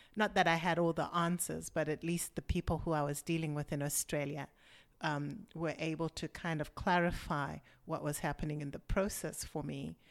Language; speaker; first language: English; non-native, local second language; Shona